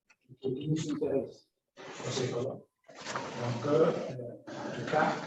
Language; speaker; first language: French; non-native, fluent; Spanish